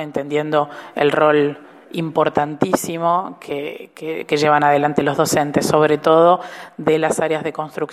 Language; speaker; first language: Spanish; native; Spanish